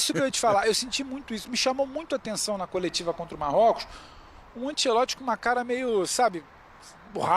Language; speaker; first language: Portuguese; native; Portuguese